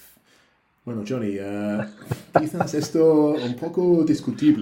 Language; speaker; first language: Spanish; non-native, fluent; English